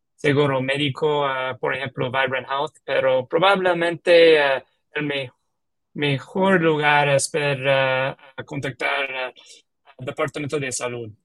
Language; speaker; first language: Spanish; non-native, learner; English